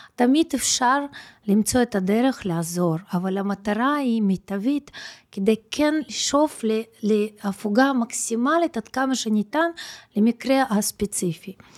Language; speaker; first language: Hebrew; non-native, fluent; Russian